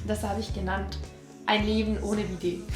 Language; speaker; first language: German; non-native, fluent; Italian